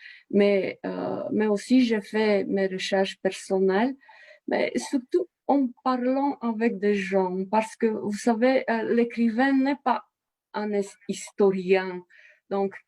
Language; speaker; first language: French; non-native, fluent; Romanian